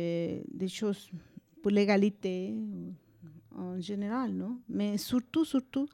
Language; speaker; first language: French; non-native, fluent; Spanish